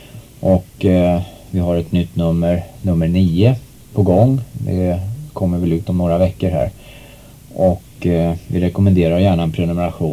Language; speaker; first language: Swedish; native; Swedish